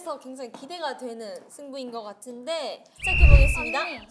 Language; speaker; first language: Korean; native; Korean